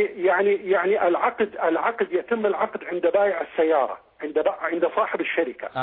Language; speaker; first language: Arabic; native; Arabic